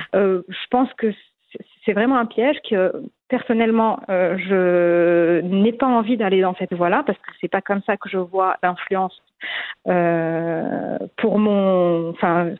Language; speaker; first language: French; non-native, local second language; Arabic